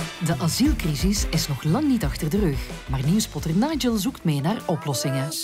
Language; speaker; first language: Dutch; native; Dutch